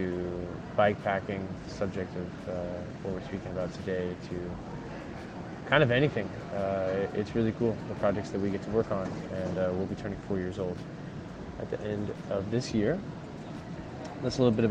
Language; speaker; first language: English; native; English